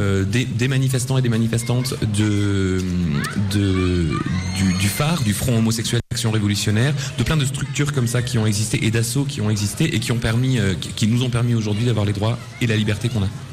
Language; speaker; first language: French; native; French